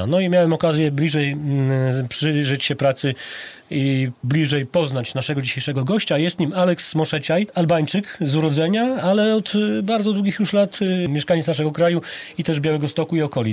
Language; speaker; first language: Polish; native; Polish